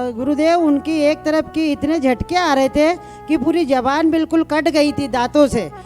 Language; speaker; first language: Hindi; native; Hindi